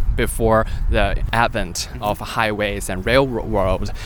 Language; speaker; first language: English; non-native, fluent; Chinese